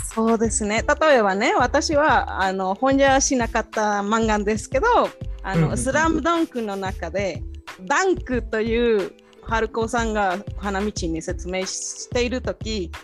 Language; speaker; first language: Japanese; non-native, fluent; Spanish